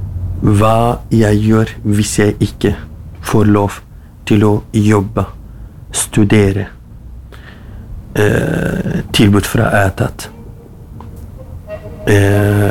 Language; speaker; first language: Norwegian; non-native, fluent; Kurdish